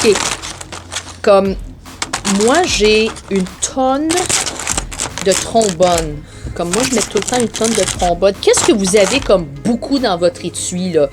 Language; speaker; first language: French; native; French